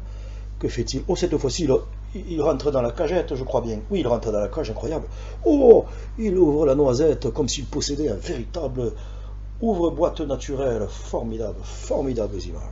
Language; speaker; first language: French; native; French